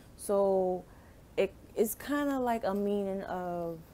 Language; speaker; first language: English; native; English